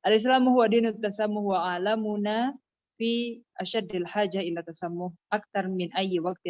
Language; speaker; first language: Arabic; non-native, fluent; Indonesian